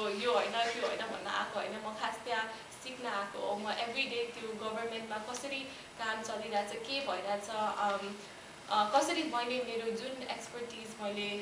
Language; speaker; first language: Nepali; early bilingual, heritage; Nepali